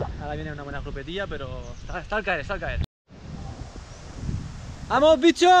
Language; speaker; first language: Spanish; non-native, local second language; Catalan